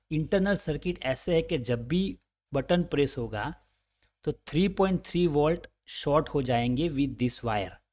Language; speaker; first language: Hindi; native; Hindi